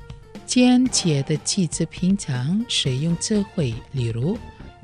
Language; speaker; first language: Chinese; non-native, learner; Indonesian